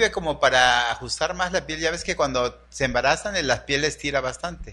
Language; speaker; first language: Spanish; native; Spanish